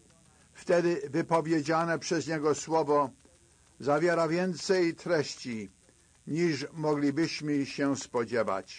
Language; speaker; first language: Polish; native; Polish